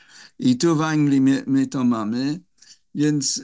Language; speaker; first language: Polish; non-native, fluent; English